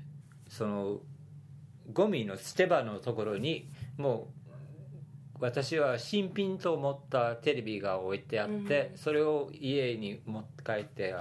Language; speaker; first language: Japanese; non-native, fluent; English